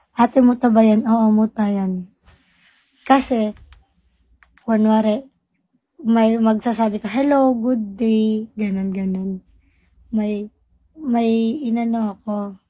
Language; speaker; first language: Filipino; non-native, local second language; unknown